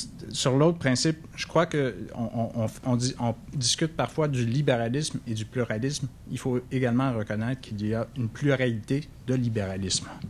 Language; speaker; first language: French; native; French